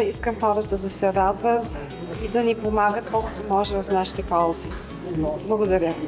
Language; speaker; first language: Bulgarian; early bilingual, heritage; Bulgarian